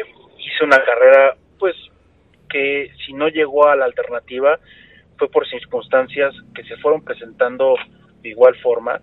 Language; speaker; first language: Spanish; native; Spanish